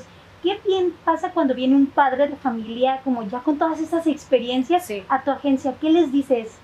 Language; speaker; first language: Spanish; native; Spanish